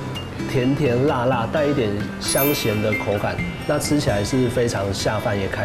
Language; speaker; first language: Chinese; native; Chinese